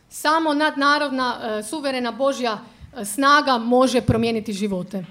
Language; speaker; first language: Croatian; native; Croatian